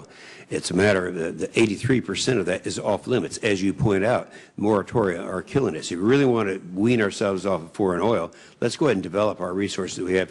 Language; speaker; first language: English; native; English